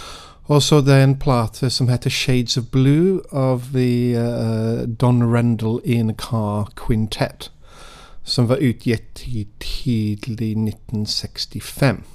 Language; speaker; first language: Norwegian; non-native, fluent; English